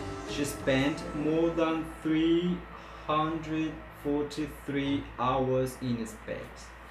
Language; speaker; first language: English; non-native, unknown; Spanish